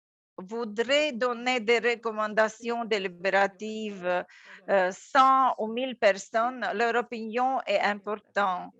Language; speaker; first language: French; non-native, fluent; Latvian